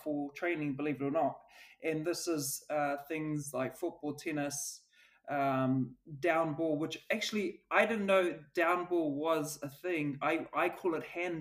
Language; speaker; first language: English; native; English